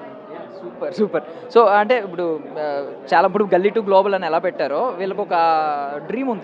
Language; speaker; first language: Telugu; native; Telugu